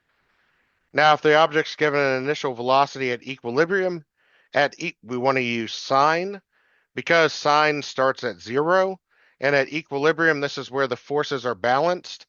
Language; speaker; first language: English; native; English